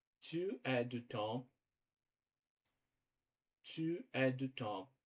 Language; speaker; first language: French; non-native, learner; Portuguese